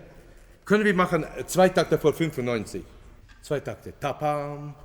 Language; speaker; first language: German; non-native, fluent; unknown